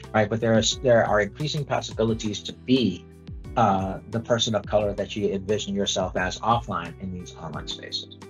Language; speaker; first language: English; native; English